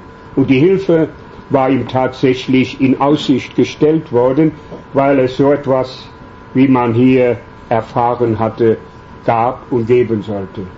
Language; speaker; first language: German; native; German